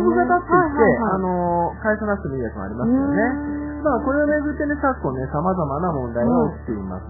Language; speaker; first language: Japanese; native; Japanese